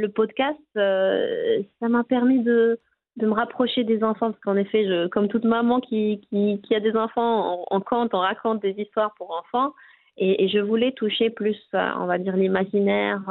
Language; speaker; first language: French; non-native, local second language; Arabic